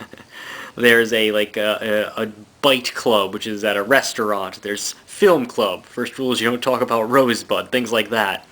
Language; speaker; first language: English; native; English